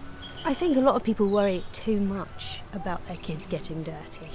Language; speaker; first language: English; native; English